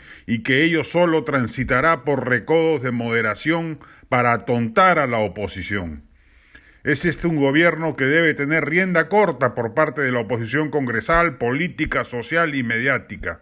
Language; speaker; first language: Spanish; native; Spanish